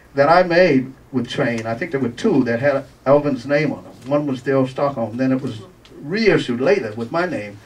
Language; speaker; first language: English; native; English